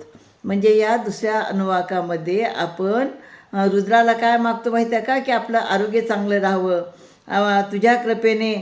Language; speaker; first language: Marathi; native; Marathi